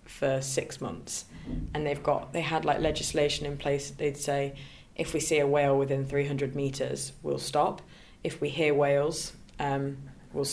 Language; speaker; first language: English; native; English